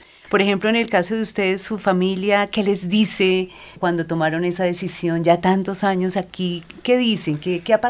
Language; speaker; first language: Spanish; native; Spanish